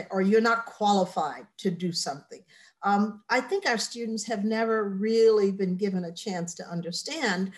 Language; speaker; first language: English; native; English